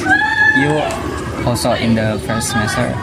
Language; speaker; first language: English; non-native, learner; Indonesian